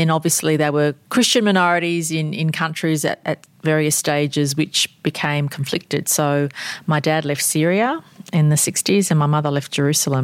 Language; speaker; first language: English; non-native, local second language; Armenian